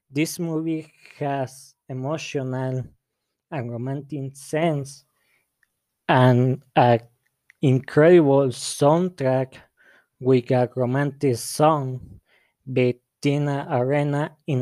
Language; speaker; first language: English; non-native, learner; Spanish